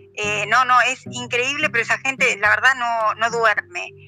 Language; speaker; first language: Spanish; native; Spanish